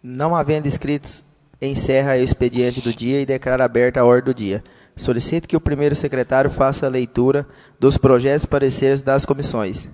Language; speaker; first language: Portuguese; native; Portuguese